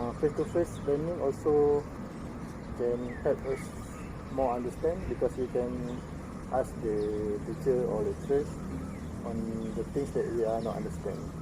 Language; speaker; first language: English; non-native, local second language; Malay